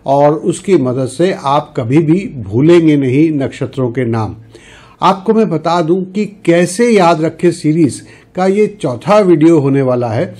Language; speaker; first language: Hindi; native; Hindi